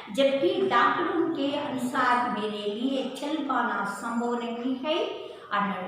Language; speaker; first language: Hindi; non-native, local second language; Telugu